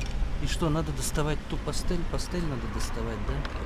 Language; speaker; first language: Russian; native; Russian